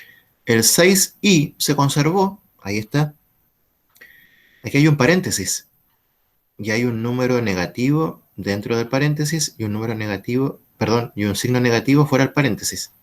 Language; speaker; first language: Spanish; native; Spanish